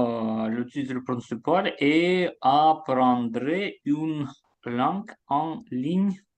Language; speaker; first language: French; non-native, learner; Russian